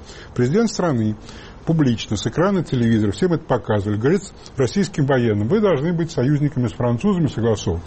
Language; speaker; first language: Russian; native; Russian